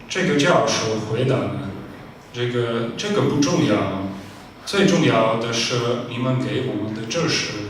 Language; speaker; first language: Chinese; non-native, fluent; Slovenian